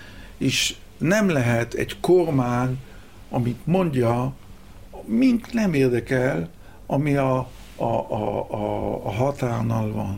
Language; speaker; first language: Hungarian; early bilingual, heritage; Hebrew